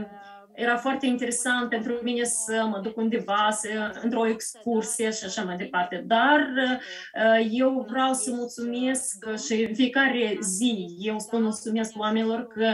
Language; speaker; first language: Romanian; early bilingual, heritage; Romanian